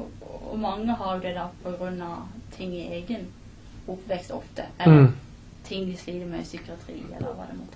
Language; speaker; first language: Norwegian; native; Norwegian